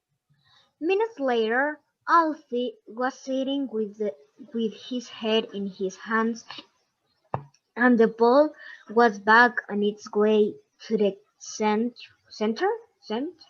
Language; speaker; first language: English; non-native, learner; Spanish